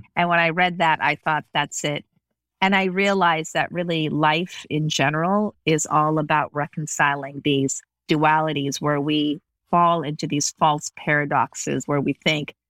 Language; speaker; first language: English; native; English